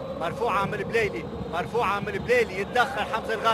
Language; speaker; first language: Arabic; native; Arabic